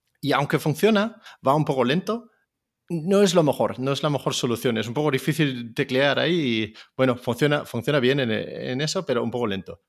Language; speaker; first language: Spanish; non-native, fluent; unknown